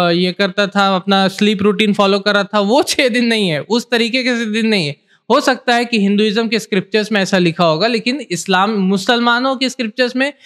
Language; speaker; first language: Hindi; native; Hindi